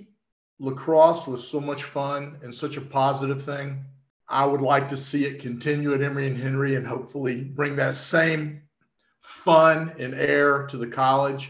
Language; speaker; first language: English; native; English